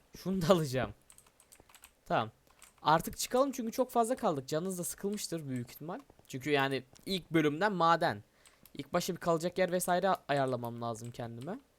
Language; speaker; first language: Turkish; native; Turkish